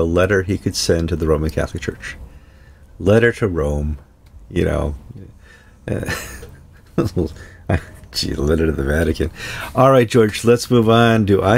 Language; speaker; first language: English; native; English